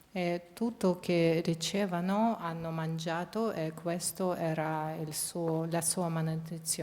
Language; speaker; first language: Italian; non-native, fluent; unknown